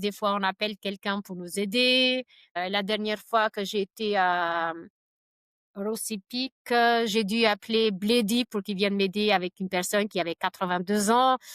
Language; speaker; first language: French; non-native, fluent; Albanian